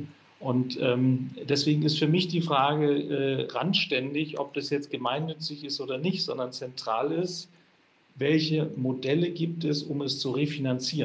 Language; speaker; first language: German; native; German